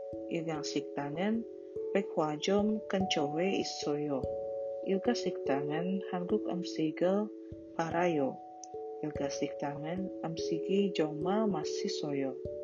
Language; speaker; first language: Korean; non-native, learner; Indonesian